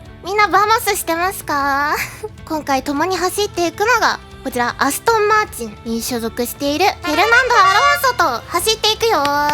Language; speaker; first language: Japanese; native; Japanese